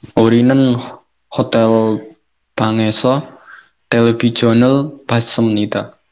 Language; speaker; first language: Korean; non-native, learner; Indonesian